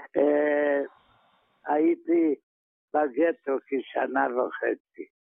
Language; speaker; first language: Hebrew; non-native, fluent; Yiddish